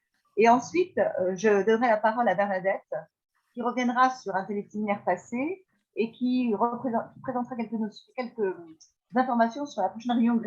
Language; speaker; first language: French; native; French